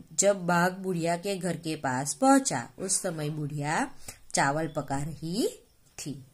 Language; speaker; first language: Hindi; non-native, local second language; Gujarati